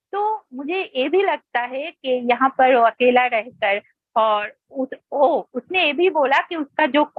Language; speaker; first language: Hindi; non-native, local second language; Bangla